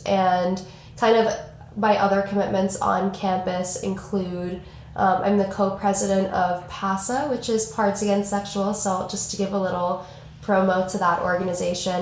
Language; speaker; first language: English; native; English